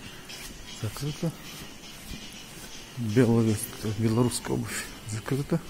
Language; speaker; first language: Russian; native; Russian